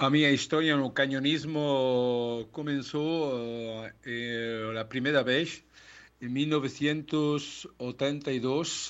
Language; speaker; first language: Portuguese; non-native, learner; Spanish